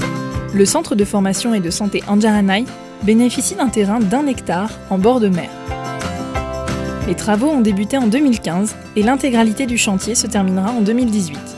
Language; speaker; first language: French; native; French